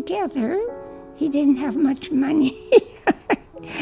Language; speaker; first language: English; native; English